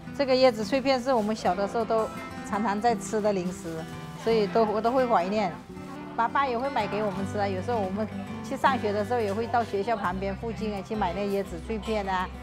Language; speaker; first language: Chinese; early bilingual, heritage; Chinese